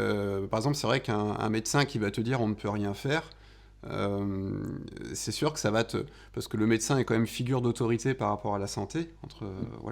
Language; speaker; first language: French; native; French